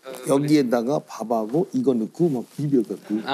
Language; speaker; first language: Korean; native; Korean